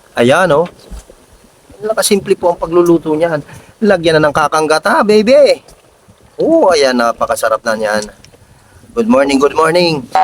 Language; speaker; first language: Filipino; native; Filipino